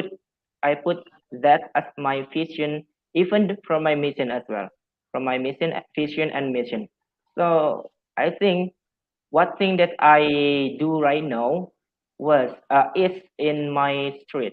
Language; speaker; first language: English; non-native, fluent; Javanese